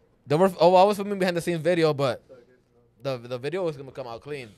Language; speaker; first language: English; early bilingual, other home language; Spanish